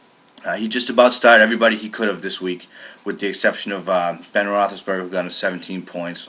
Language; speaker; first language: English; native; English